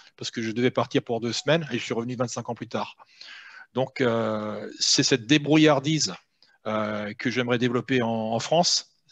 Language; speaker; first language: French; native; French